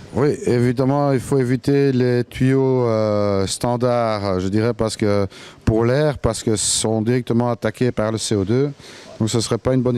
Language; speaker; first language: French; native; French